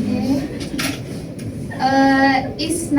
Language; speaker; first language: English; non-native, learner; Indonesian